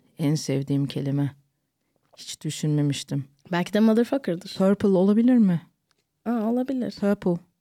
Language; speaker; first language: Turkish; native; Turkish